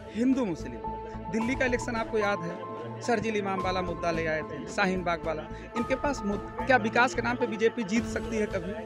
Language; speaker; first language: Hindi; native; Hindi